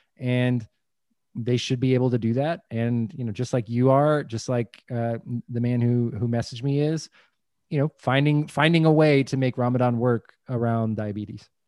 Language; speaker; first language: English; native; English